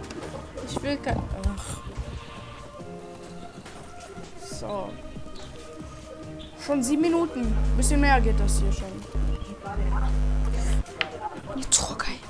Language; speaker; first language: German; early bilingual, other home language; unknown